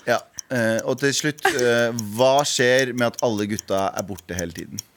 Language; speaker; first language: Norwegian; early bilingual, other home language; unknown